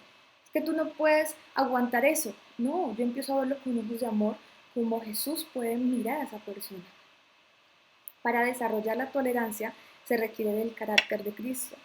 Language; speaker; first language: Spanish; native; Spanish